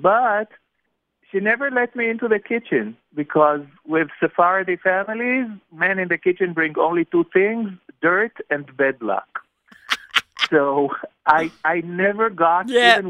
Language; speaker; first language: English; non-native, fluent; Hebrew